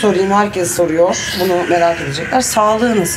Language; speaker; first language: Turkish; native; Turkish